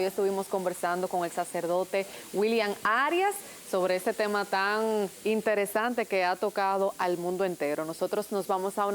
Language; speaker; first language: Spanish; native; Spanish